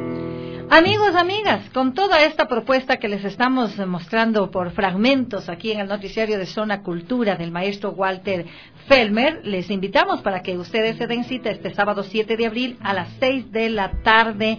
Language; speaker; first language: Spanish; native; Spanish